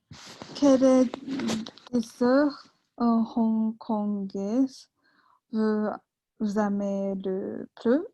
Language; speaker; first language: French; non-native, learner; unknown